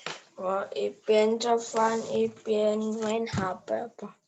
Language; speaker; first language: Chinese; non-native, learner; Indonesian